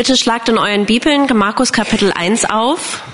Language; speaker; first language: German; non-native, fluent; English